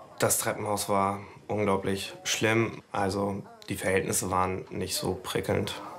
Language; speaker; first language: German; early bilingual, other home language; Turkish